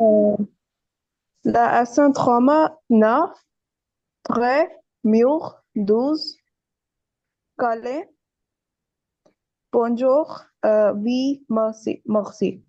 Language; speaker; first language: French; non-native, learner; Urdu